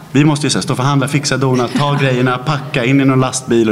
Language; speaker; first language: Swedish; native; Swedish